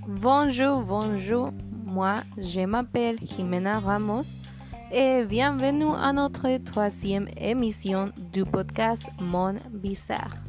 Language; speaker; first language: French; non-native, learner; Spanish